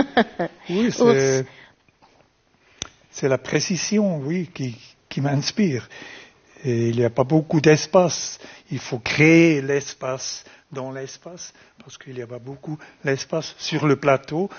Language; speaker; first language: French; non-native, fluent; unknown